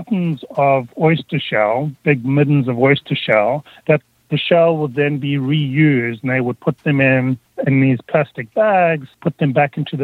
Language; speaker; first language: English; native; English